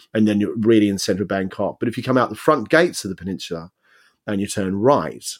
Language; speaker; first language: English; native; English